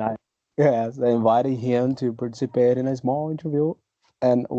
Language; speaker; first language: English; non-native, fluent; Portuguese